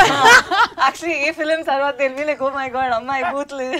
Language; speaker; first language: Telugu; non-native, local second language; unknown